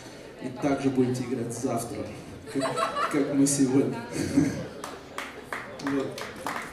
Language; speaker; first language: Russian; native; Russian